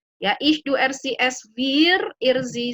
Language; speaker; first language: German; non-native, fluent; Indonesian